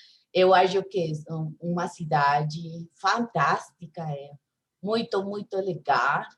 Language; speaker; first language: Portuguese; non-native, learner; Spanish